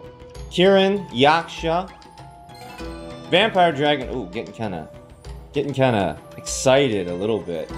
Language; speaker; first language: English; native; English